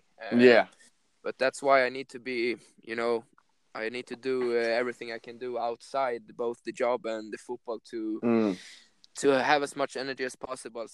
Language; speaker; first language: English; non-native, fluent; Swedish